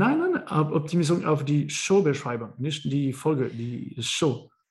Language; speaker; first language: German; non-native, learner; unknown